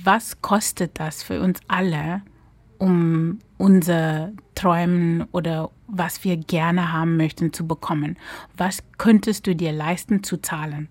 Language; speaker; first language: German; non-native, fluent; English